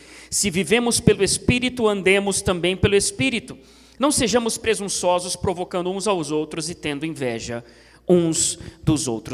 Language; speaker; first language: Portuguese; native; Portuguese